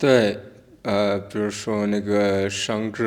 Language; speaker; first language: Chinese; non-native, learner; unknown